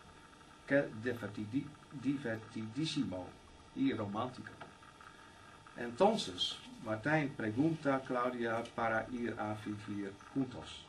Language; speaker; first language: Spanish; non-native, learner; Dutch